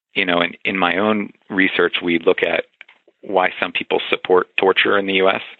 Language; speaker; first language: English; native; English